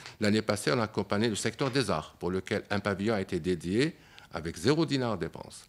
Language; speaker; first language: French; non-native, local second language; Arabic